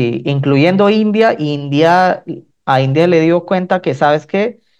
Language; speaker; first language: Spanish; non-native, fluent; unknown